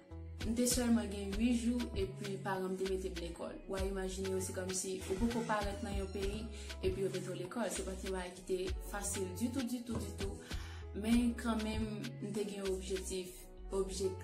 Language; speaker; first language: French; non-native, local second language; Haitian Creole